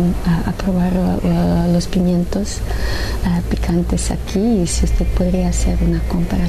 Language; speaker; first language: Spanish; non-native, fluent; Serbian